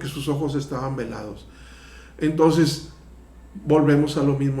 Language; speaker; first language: Spanish; native; Spanish